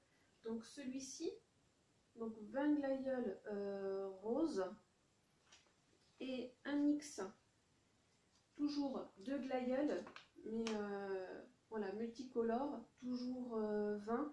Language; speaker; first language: French; native; French